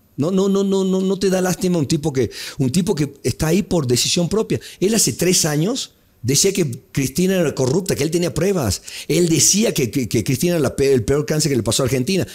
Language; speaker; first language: Spanish; native; Spanish